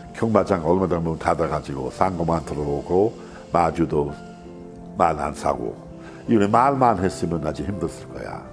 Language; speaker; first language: Korean; non-native, fluent; English